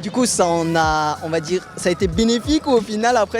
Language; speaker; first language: French; native; French